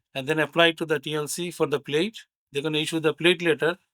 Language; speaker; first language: English; non-native, local second language; Sylheti